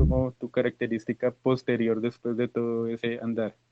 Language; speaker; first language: Spanish; native; Spanish